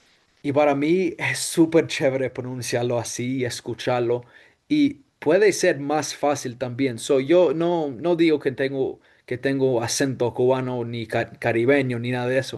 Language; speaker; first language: Spanish; non-native, fluent; English